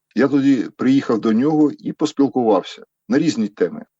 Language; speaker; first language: Ukrainian; native; Ukrainian